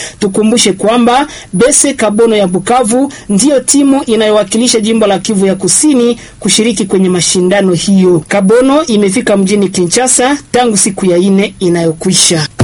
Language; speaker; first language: Swahili; native; Swahili